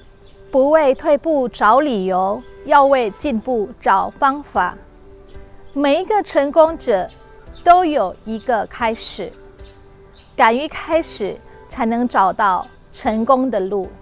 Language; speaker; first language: Chinese; non-native, fluent; Indonesian